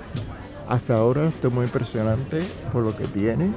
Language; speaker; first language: Spanish; early bilingual, heritage; Spanish